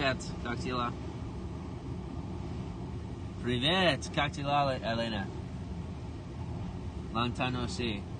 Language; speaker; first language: Russian; non-native, learner; English